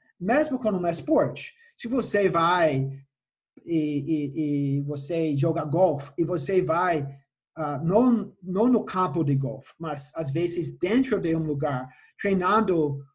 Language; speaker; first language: Portuguese; non-native, fluent; English